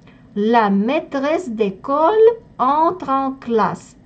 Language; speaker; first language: French; non-native, fluent; Russian